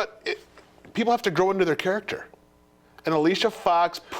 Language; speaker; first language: English; native; English